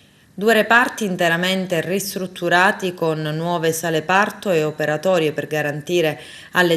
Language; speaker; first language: Italian; native; Italian